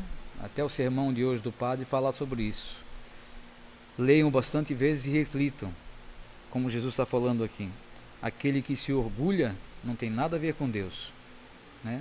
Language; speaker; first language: Portuguese; native; Portuguese